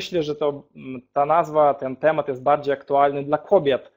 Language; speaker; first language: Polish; non-native, fluent; Russian